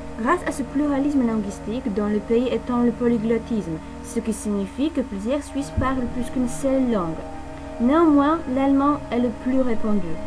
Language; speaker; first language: French; non-native, fluent; Polish